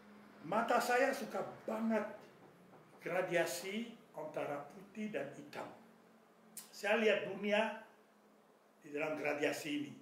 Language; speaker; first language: Indonesian; non-native, fluent; French